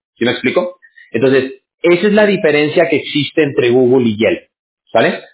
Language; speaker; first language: Spanish; native; Spanish